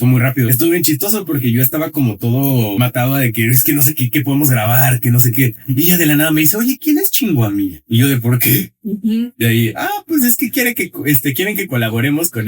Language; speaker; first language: Spanish; native; Spanish